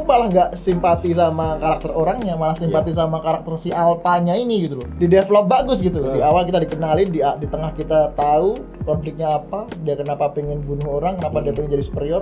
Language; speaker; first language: Indonesian; native; Indonesian